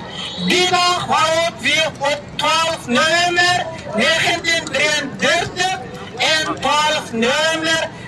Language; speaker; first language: Dutch; non-native, learner; Uyghur